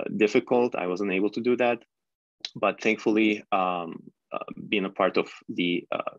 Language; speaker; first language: English; non-native, fluent; Arabic